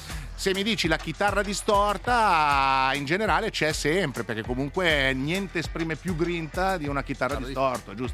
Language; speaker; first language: Italian; native; Italian